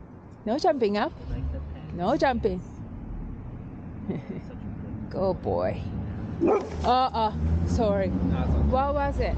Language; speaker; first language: English; non-native, fluent; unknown